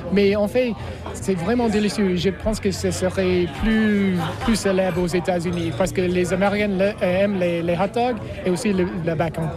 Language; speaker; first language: French; non-native, fluent; English